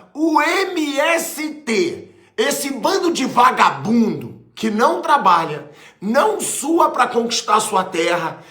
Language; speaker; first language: Portuguese; native; Portuguese